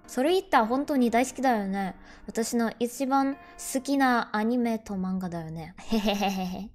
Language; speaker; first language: Japanese; non-native, learner; Russian